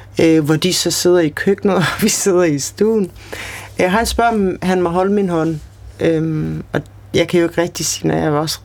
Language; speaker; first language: Danish; early bilingual, other home language; Kurdish